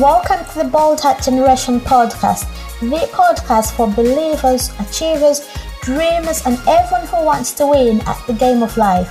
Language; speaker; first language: English; non-native, local second language; Ganda